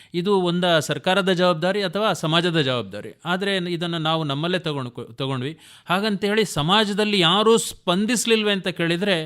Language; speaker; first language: Kannada; non-native, local second language; Tulu